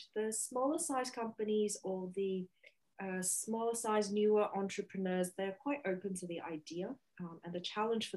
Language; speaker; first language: English; non-native, local second language; Cantonese